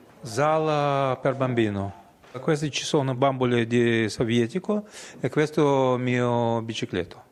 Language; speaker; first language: Italian; non-native, learner; Russian